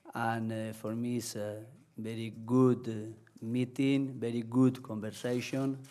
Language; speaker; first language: English; non-native, learner; Spanish